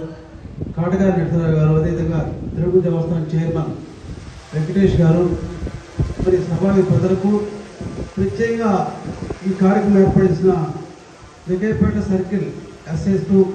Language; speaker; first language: Telugu; native; Telugu